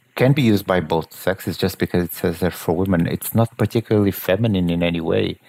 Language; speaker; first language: English; non-native, fluent; Portuguese